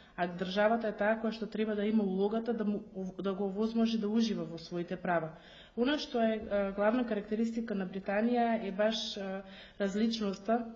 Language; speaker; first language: Macedonian; non-native, fluent; English